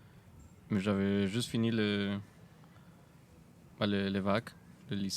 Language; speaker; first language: French; non-native, fluent; Spanish